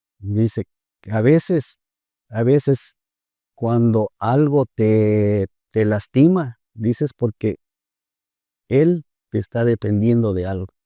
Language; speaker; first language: Spanish; native; Spanish